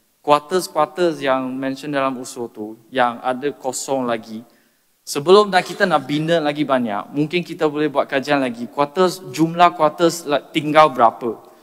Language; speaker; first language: Malay; non-native, local second language; Chinese